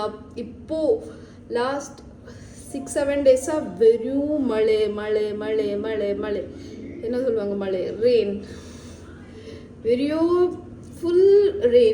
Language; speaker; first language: Tamil; early bilingual, heritage; Tamil